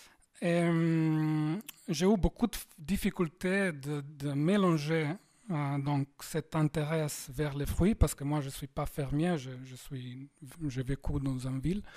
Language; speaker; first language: French; non-native, fluent; Slovenian